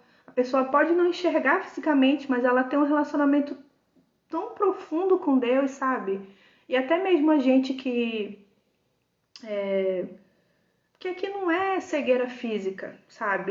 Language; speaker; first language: Portuguese; native; Portuguese